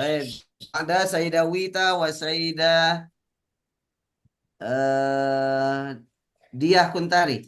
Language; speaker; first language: Arabic; non-native, fluent; Indonesian